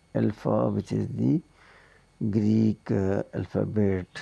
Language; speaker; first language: English; non-native, local second language; Urdu